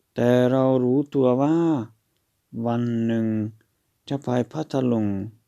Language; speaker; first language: Thai; non-native, fluent; Hungarian